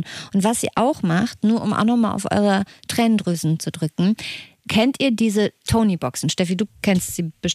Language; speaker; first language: German; native; German